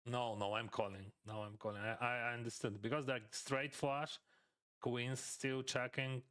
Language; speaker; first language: English; non-native, fluent; Ukrainian